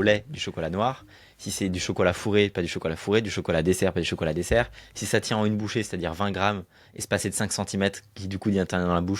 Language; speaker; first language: French; native; French